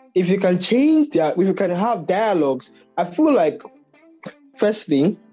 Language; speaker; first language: English; non-native, local second language; Yoruba